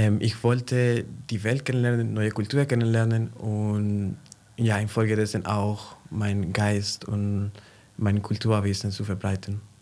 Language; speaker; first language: German; non-native, fluent; Spanish